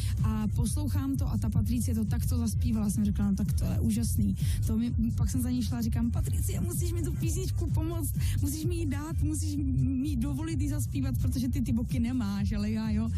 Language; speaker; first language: Czech; non-native, local second language; Polish